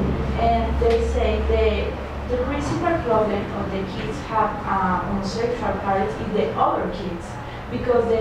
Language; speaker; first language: English; non-native, learner; Spanish